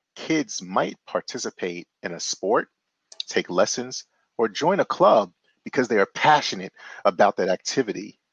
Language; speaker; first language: English; native; English